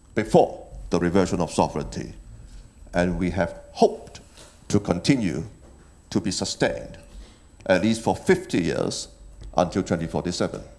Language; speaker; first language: English; non-native, local second language; Cantonese